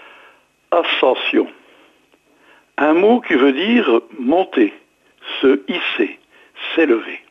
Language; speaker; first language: French; native; French